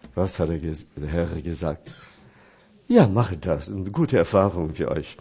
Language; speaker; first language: German; non-native, fluent; Chinese